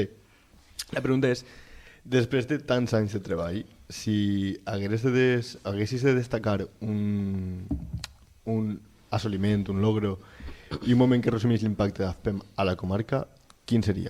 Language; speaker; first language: Catalan; native; Catalan